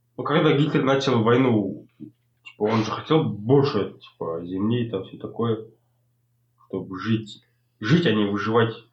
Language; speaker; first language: Russian; non-native, local second language; Kazakh